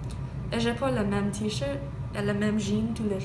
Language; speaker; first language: French; non-native, learner; English